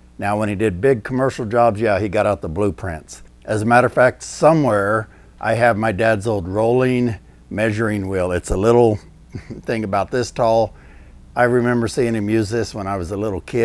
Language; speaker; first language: English; native; English